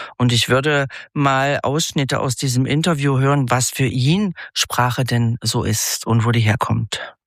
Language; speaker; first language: German; native; German